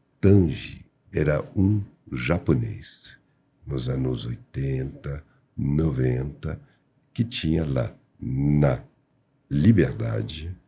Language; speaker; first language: Portuguese; non-native, fluent; French